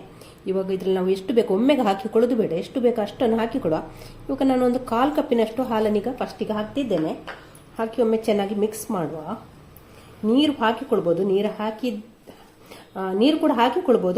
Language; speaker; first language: Kannada; native; Kannada